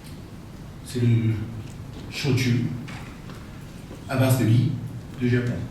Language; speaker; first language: French; non-native, fluent; Japanese